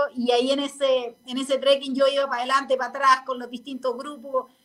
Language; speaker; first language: Spanish; native; Spanish